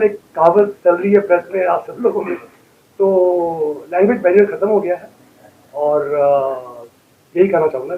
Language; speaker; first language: Hindi; native; Hindi